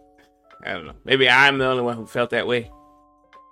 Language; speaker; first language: English; native; English